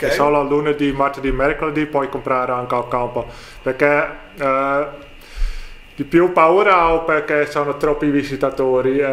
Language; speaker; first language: Italian; non-native, learner; Dutch